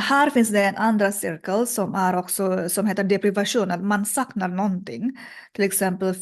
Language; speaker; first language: Swedish; non-native, learner; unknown